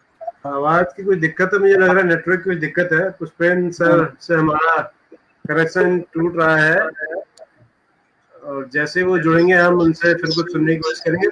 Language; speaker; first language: Hindi; native; Hindi